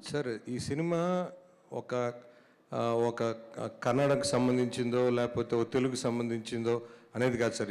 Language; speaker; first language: Telugu; native; Telugu